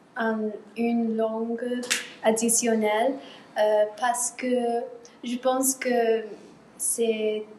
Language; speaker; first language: French; non-native, learner; English